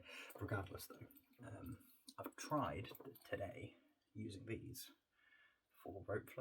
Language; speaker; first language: English; native; English